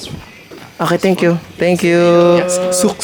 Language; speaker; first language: English; non-native, local second language; Filipino